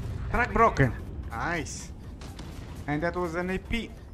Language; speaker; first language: English; non-native, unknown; Italian